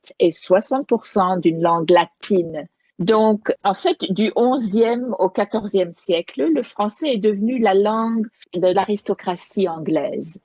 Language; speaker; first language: French; native; French